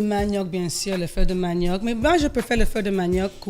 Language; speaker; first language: French; early bilingual, heritage; French